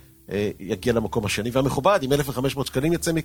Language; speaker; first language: Hebrew; native; Hebrew